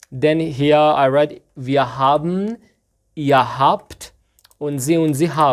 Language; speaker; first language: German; non-native, fluent; Persian